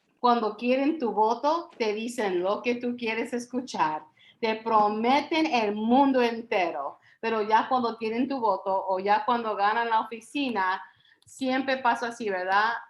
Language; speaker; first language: Spanish; early bilingual, heritage; Spanish